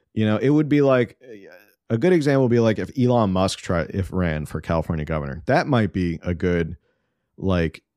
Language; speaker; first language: English; native; English